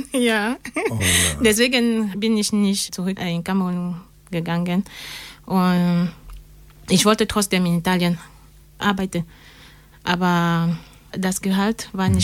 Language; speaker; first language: German; non-native, learner; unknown